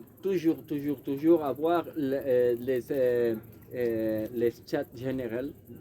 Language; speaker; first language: French; non-native, learner; Spanish